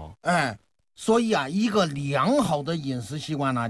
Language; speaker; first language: Chinese; native; Chinese